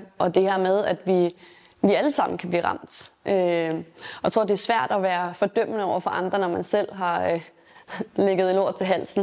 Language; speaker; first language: Danish; native; Danish